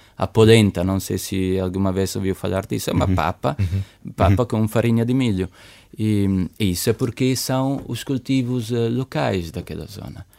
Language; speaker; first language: Portuguese; non-native, fluent; Italian